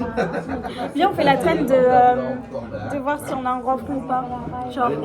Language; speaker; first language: French; native; French